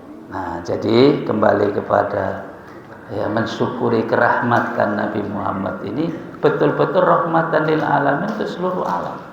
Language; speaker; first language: Indonesian; native; Indonesian